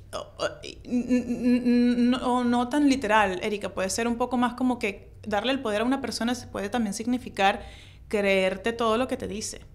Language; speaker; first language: Spanish; native; Spanish